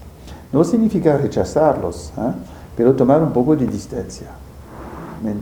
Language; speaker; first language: Spanish; non-native, fluent; French